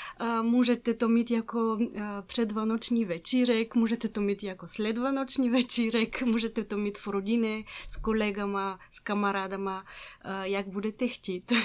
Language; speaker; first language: Czech; non-native, fluent; Bulgarian